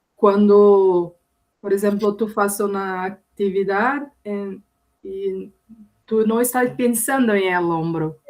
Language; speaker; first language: Spanish; non-native, learner; Portuguese